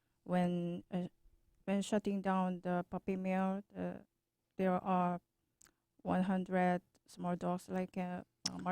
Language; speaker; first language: English; non-native, learner; Korean